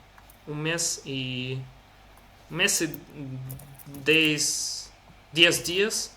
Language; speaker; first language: Portuguese; non-native, learner; Russian